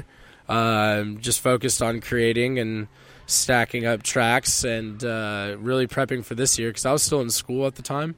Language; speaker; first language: English; native; English